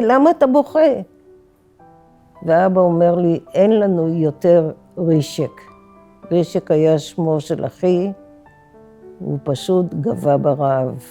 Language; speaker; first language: Hebrew; non-native, fluent; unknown